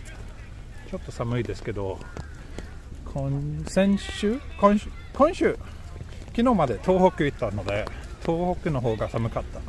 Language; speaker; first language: Japanese; non-native, fluent; Swedish